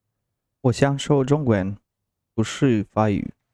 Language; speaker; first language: Chinese; non-native, learner; Russian